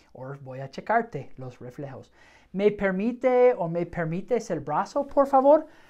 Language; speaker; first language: Spanish; non-native, fluent; English